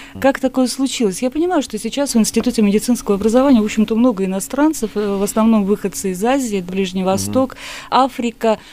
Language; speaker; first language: Russian; native; Russian